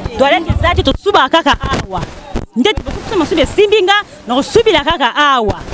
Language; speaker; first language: Lingala; non-native, local second language; Kongo